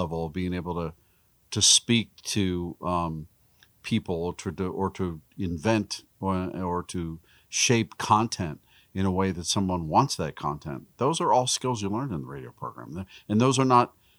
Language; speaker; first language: English; native; English